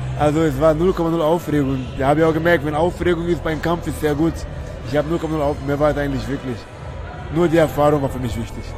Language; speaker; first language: German; native; German